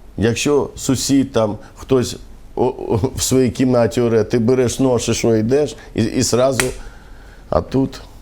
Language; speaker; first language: Ukrainian; non-native, local second language; Romany